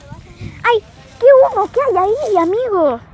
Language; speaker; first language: Spanish; native; Spanish